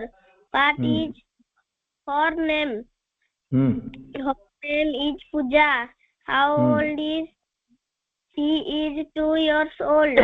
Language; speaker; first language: English; non-native, learner; Odia